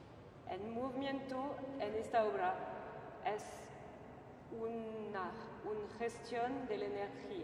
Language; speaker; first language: Spanish; non-native, fluent; French